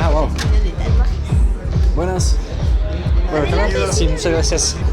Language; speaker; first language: Spanish; non-native, learner; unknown